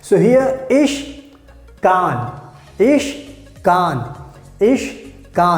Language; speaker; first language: German; non-native, fluent; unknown